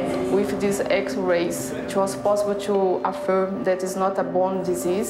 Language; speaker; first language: English; non-native, fluent; Portuguese